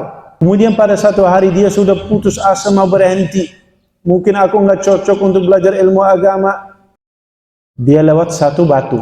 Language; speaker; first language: Indonesian; non-native, fluent; Dutch